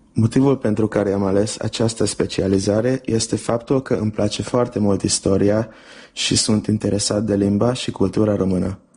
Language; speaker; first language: Romanian; early bilingual, heritage; Romanian